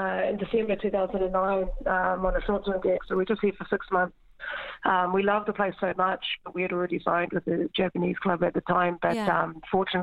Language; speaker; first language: English; native; English